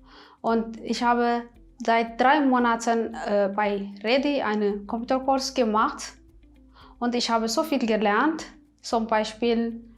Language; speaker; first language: German; non-native, learner; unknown